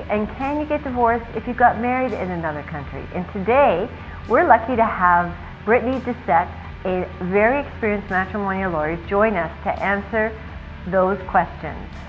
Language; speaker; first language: English; native; English